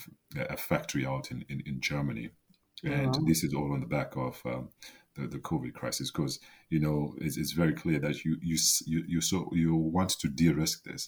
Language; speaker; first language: English; non-native, local second language; Shona